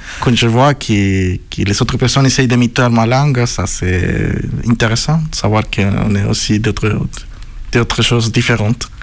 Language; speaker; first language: French; non-native, learner; Spanish